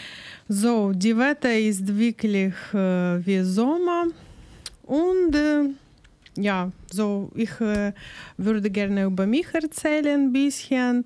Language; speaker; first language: German; non-native, learner; Ukrainian